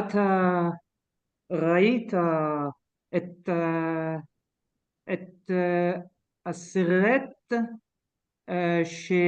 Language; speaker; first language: Hebrew; non-native, learner; French